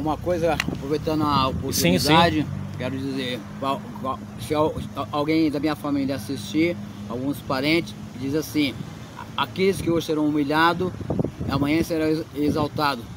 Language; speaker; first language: Portuguese; native; Portuguese